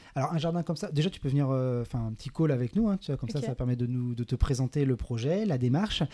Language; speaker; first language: French; native; French